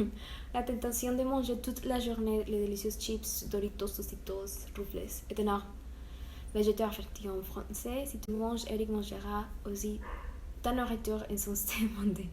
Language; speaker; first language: French; non-native, learner; Spanish